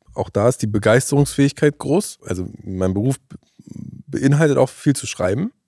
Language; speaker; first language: German; native; German